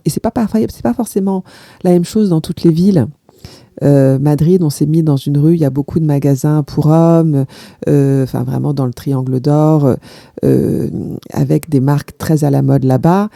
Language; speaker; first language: French; native; French